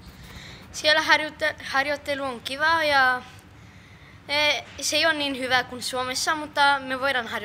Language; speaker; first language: Finnish; early bilingual, heritage; Finnish